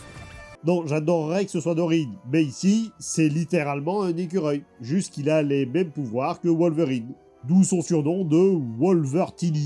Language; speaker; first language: French; native; French